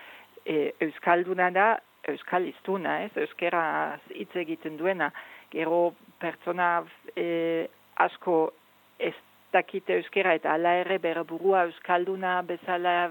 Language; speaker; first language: Basque; non-native, fluent; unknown